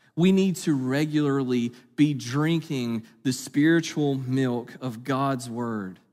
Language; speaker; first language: English; native; English